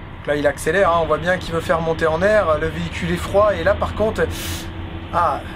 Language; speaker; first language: French; native; French